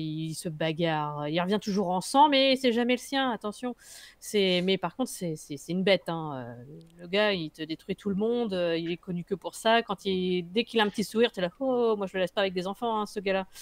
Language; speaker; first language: French; native; French